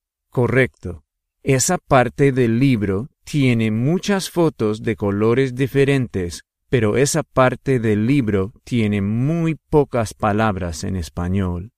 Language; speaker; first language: Spanish; non-native, fluent; English